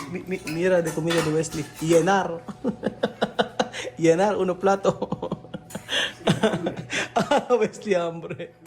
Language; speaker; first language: Spanish; non-native, learner; Filipino